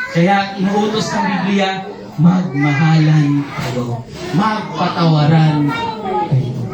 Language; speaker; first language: Filipino; non-native, local second language; Cebuano